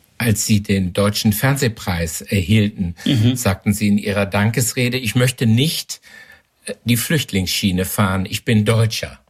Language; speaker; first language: German; native; German